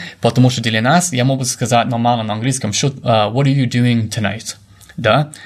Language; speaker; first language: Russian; non-native, fluent; English